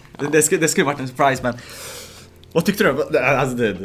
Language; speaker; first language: Swedish; native; Swedish